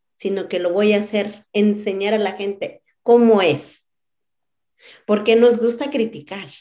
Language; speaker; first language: Spanish; non-native, local second language; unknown